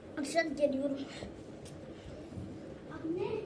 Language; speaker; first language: Turkish; early bilingual, other home language; Persian